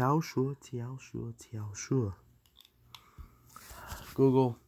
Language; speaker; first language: Chinese; non-native, learner; English